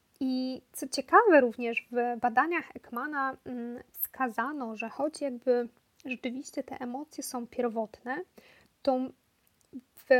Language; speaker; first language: Polish; native; Polish